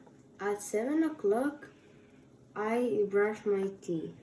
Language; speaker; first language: English; non-native, learner; Croatian